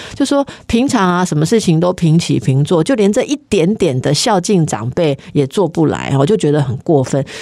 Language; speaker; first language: Chinese; native; Chinese